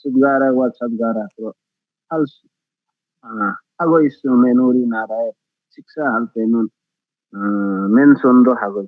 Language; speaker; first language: Korean; non-native, learner; Nepali